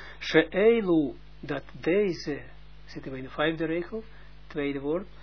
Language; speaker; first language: Dutch; non-native, fluent; Russian